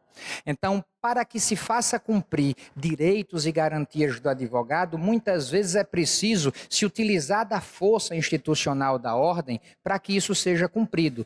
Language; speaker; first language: Portuguese; native; Portuguese